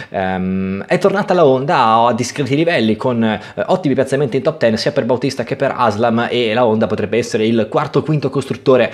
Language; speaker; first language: Italian; native; Italian